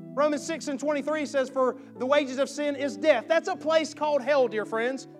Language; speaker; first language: English; native; English